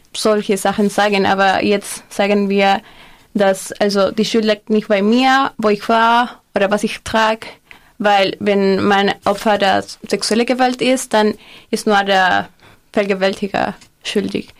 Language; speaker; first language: German; non-native, learner; Spanish